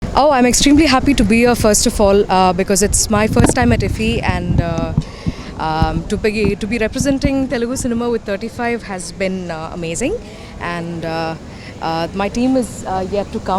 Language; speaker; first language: English; non-native, local second language; Telugu